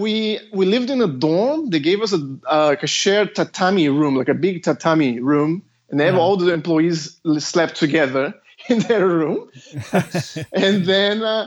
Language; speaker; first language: English; non-native, fluent; Portuguese